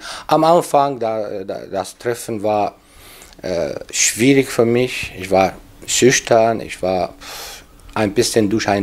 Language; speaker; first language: German; non-native, learner; Arabic